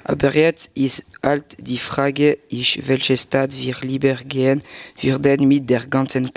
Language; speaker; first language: German; non-native, learner; French